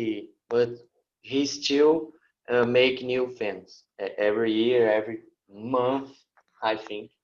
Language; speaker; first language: English; non-native, learner; Portuguese